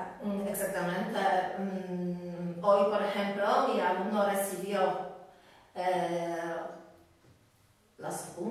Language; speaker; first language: Spanish; non-native, fluent; Polish